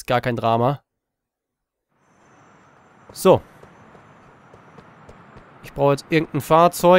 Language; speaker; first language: German; native; German